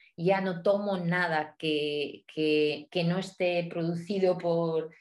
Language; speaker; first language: Spanish; native; Spanish